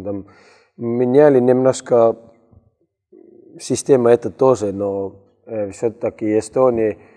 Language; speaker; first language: Russian; non-native, learner; Estonian